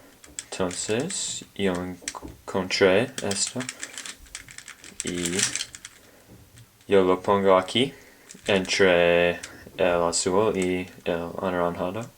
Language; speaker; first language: Spanish; non-native, learner; English